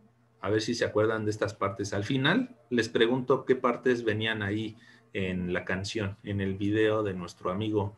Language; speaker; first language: Spanish; native; Spanish